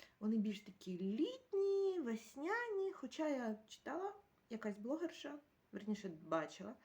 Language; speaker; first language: Ukrainian; native; Ukrainian